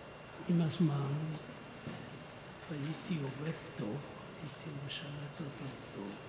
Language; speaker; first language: Hebrew; non-native, fluent; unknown